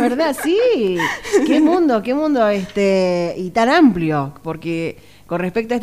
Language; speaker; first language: Spanish; native; Spanish